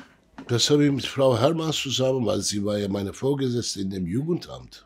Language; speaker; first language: German; early bilingual, other home language; Turkish